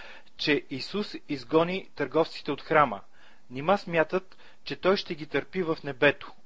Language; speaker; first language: Bulgarian; native; Bulgarian